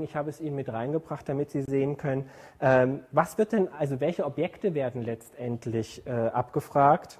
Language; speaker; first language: German; native; German